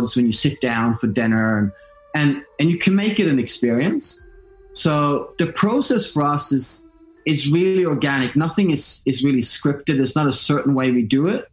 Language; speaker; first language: English; non-native, fluent; Norwegian